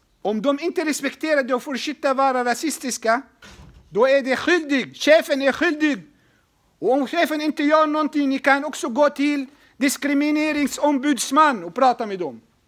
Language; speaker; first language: Swedish; non-native, fluent; Arabic